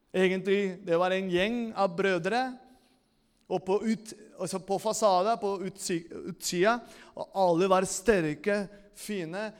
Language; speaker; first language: Norwegian; non-native, fluent; Spanish